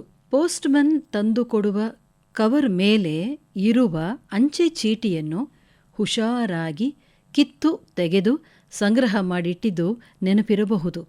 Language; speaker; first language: Kannada; native; Kannada